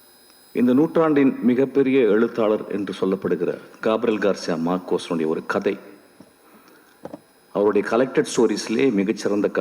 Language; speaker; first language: Tamil; native; Tamil